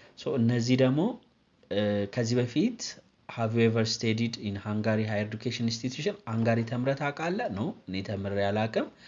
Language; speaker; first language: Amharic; non-native, local second language; Oromo